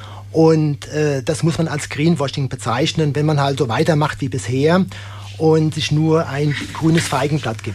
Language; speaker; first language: German; native; German